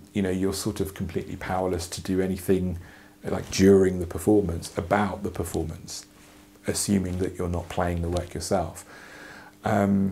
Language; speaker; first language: English; native; English